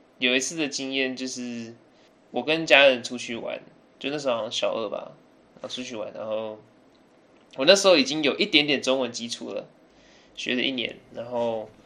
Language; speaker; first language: Chinese; early bilingual, other home language; English